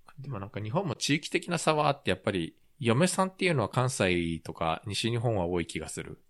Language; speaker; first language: Japanese; native; Japanese